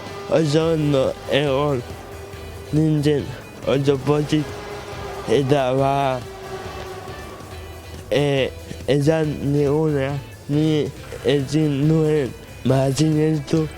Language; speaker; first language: Basque; non-native, local second language; Spanish